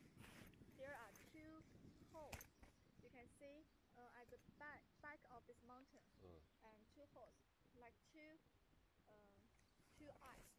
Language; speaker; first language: English; non-native, learner; Chinese